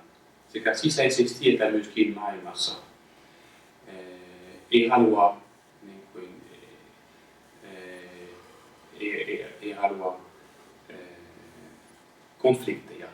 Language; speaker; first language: Finnish; non-native, fluent; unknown